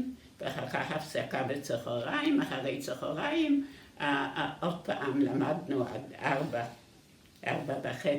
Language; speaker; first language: Hebrew; non-native, fluent; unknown